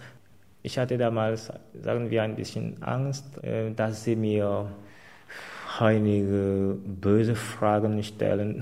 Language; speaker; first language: German; non-native, fluent; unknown